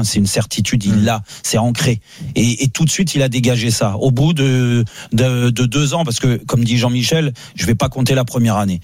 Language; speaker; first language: French; native; French